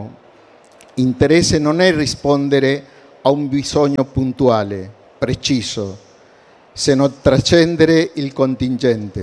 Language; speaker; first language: Italian; non-native, learner; Spanish